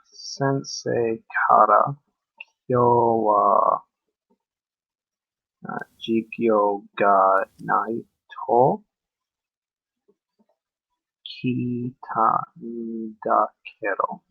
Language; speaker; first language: Japanese; non-native, learner; English